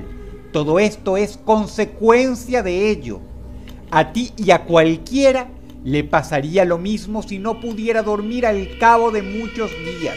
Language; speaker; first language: Spanish; native; Spanish